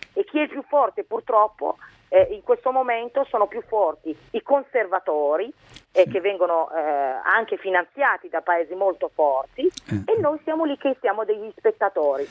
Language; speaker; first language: Italian; early bilingual, other home language; Arabic